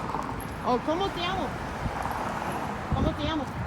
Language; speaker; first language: Spanish; non-native, learner; English